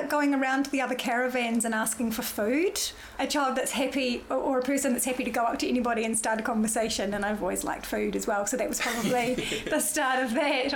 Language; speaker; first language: English; native; English